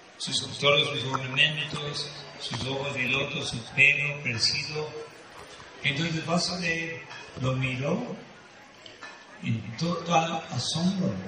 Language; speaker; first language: Spanish; non-native, fluent; Portuguese